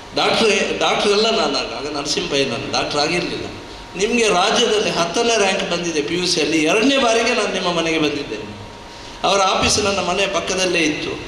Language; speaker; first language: Kannada; non-native, local second language; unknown